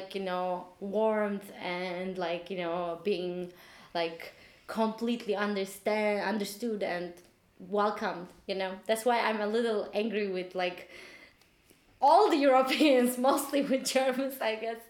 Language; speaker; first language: English; non-native, fluent; Turkish